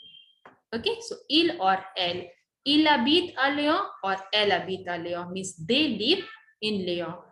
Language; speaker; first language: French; non-native, learner; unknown